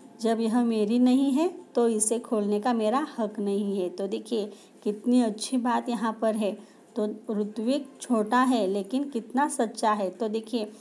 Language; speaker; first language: Hindi; non-native, local second language; Marathi